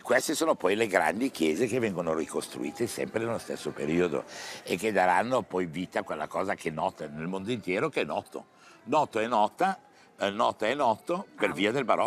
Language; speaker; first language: Italian; native; Italian